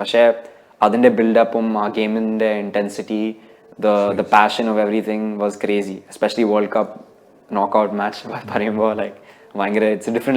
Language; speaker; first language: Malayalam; early bilingual, heritage; Malayalam